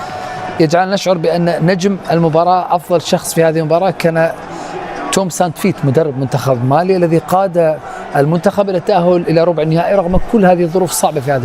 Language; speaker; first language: Arabic; native; Arabic